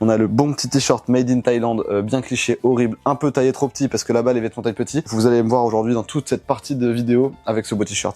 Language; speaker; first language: French; native; French